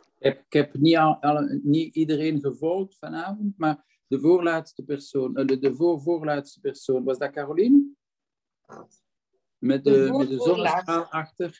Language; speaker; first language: Dutch; non-native, local second language; French